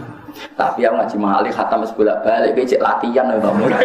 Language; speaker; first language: Indonesian; non-native, local second language; Javanese